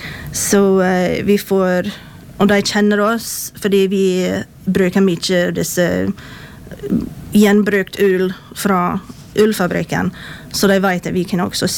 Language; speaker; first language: Norwegian; non-native, fluent; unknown